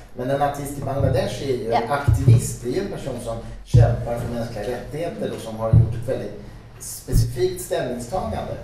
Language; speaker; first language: Swedish; native; Swedish